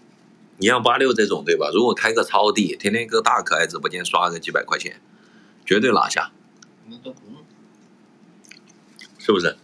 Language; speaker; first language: Chinese; native; Chinese